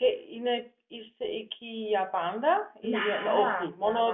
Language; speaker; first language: Greek; non-native, fluent; German